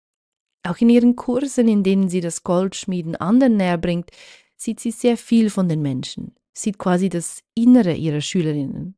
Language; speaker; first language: German; native; German